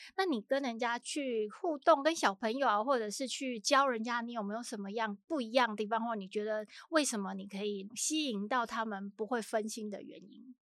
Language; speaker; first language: Chinese; native; Chinese